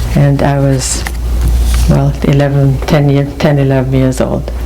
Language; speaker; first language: English; early bilingual, other home language; German